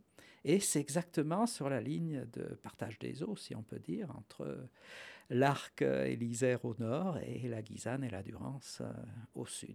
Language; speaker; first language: French; native; French